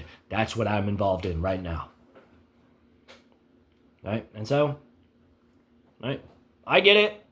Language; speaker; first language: English; native; English